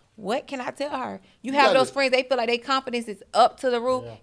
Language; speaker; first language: English; native; English